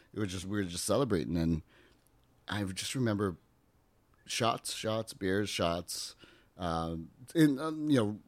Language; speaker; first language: English; native; English